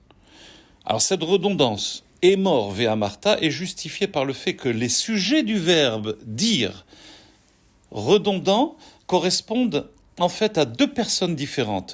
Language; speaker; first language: French; native; French